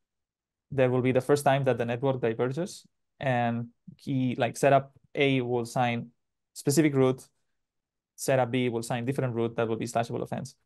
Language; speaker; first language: English; non-native, fluent; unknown